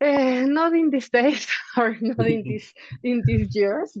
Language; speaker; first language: English; non-native, fluent; Spanish